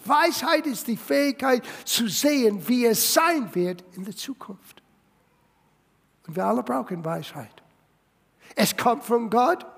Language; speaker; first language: German; non-native, fluent; English